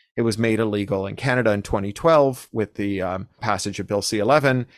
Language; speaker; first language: English; native; English